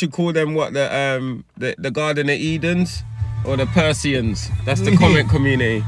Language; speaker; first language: English; native; English